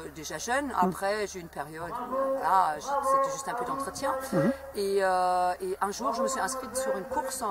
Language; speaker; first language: French; non-native, fluent; German